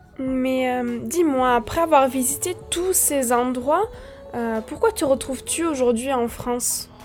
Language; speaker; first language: French; native; French